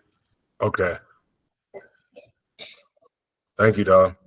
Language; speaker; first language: English; native; English